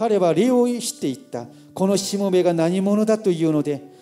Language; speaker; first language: Japanese; non-native, fluent; Korean